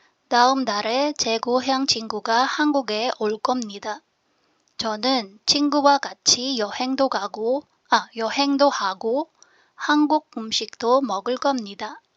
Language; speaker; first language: Korean; non-native, fluent; Filipino